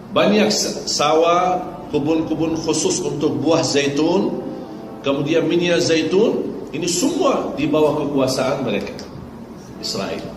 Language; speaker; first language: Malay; non-native, fluent; Arabic